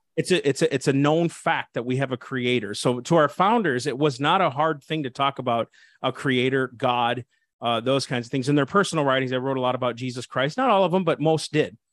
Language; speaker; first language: English; early bilingual, other home language; Spanish